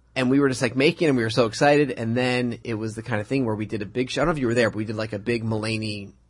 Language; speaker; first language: English; native; English